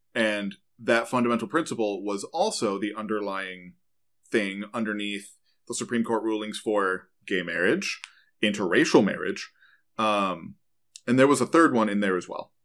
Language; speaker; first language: English; native; English